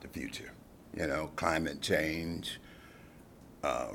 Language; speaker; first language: English; native; English